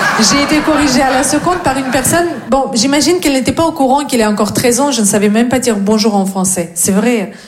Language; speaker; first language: French; non-native, fluent; Russian